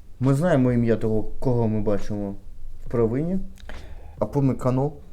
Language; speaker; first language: Ukrainian; non-native, local second language; Russian